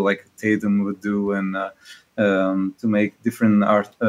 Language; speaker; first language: English; non-native, fluent; Italian